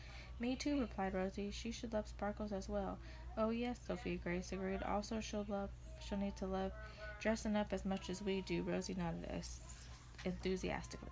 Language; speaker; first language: English; native; English